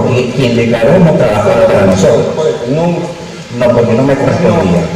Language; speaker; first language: Spanish; native; Spanish